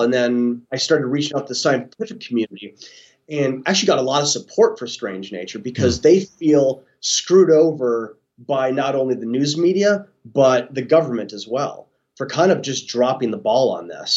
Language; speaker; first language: English; native; English